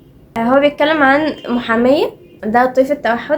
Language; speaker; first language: Arabic; native; Arabic